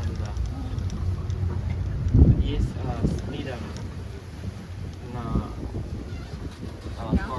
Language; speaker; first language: Russian; non-native, fluent; Spanish